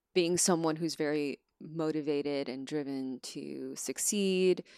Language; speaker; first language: English; early bilingual, other home language; Chinese